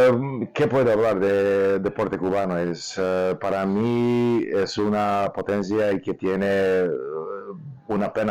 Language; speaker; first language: Spanish; non-native, learner; Serbian